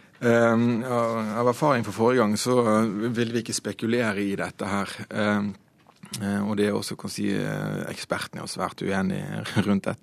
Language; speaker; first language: Norwegian; native; Norwegian